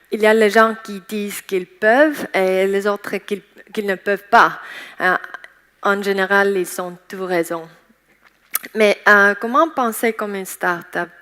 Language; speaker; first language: French; non-native, learner; Estonian